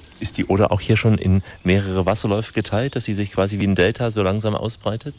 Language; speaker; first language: German; native; German